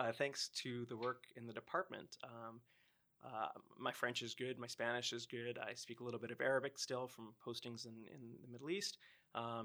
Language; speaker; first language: English; native; English